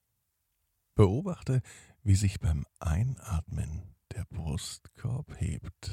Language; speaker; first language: German; native; German